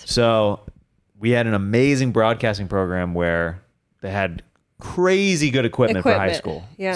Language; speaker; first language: English; native; English